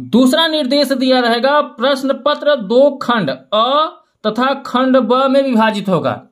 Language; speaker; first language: Hindi; native; Hindi